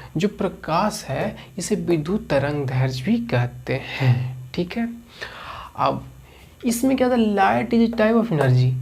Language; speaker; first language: Hindi; native; Hindi